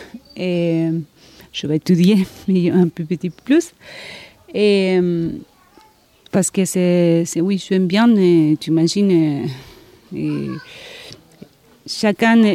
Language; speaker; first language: French; non-native, learner; Spanish